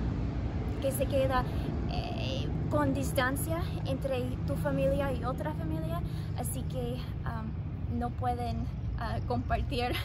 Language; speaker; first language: Spanish; non-native, learner; English